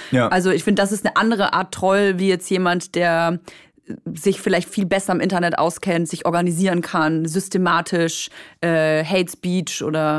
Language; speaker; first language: German; native; German